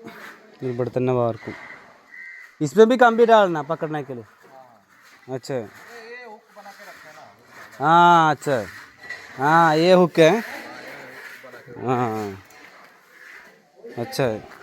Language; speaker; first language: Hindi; non-native, local second language; Malayalam